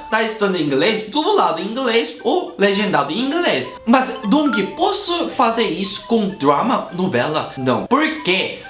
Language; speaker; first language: Portuguese; non-native, fluent; Korean